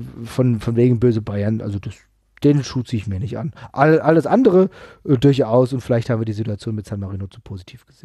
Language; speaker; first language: German; native; German